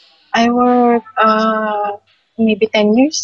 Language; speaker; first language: English; non-native, learner; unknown